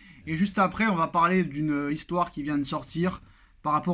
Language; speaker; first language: French; native; French